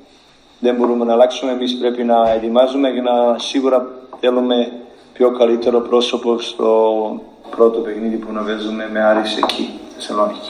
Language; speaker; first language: Greek; non-native, learner; Serbian